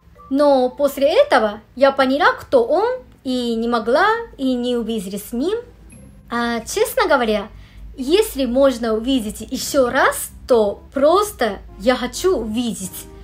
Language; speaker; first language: Russian; non-native, fluent; Japanese